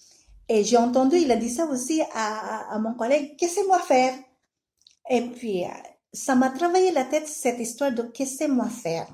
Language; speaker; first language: French; non-native, learner; Filipino